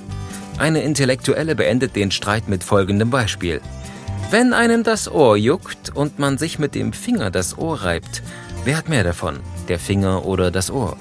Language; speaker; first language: German; native; German